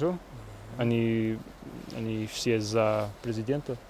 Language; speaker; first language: Russian; non-native, learner; English